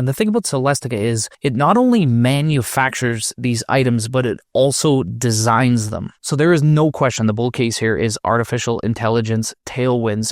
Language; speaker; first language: English; native; English